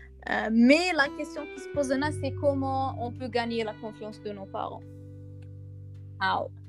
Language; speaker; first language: French; non-native, local second language; Arabic